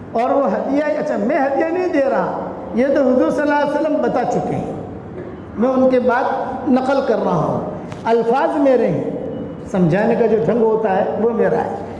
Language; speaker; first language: Urdu; non-native, local second language; Gujarati